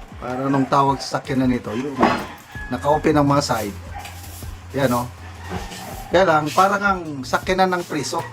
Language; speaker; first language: Filipino; non-native, local second language; Cebuano